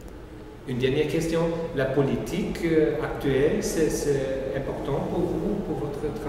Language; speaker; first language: French; non-native, learner; German